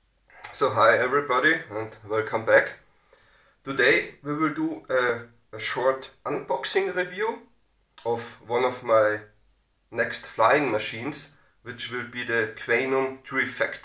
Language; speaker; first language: English; non-native, fluent; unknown